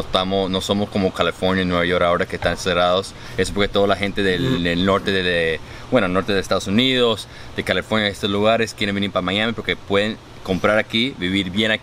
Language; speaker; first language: Spanish; early bilingual, heritage; Spanish